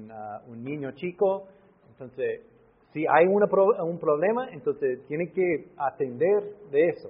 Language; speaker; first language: Spanish; non-native, fluent; English